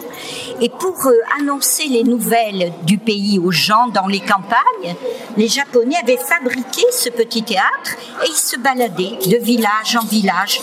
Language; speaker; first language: French; native; French